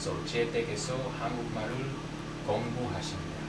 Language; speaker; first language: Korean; non-native, learner; English